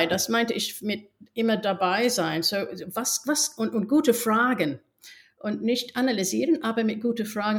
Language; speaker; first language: German; non-native, fluent; English